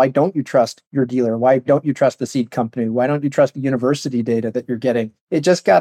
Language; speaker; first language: English; native; English